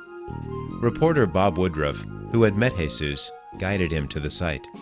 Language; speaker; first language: English; native; English